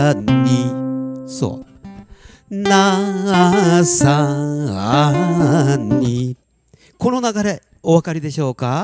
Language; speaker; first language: Japanese; native; Japanese